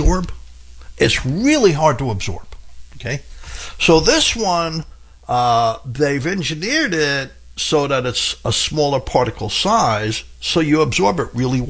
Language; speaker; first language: English; native; English